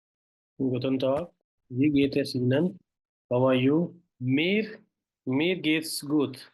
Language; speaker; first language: German; non-native, fluent; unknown